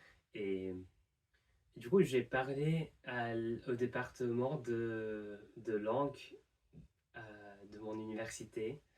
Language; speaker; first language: French; non-native, fluent; English